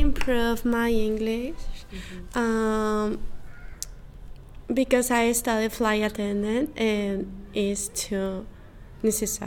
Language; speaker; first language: English; non-native, learner; Spanish